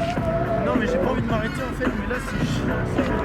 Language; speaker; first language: French; native; French